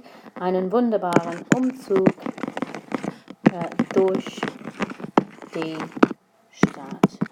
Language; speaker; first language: German; non-native, fluent; English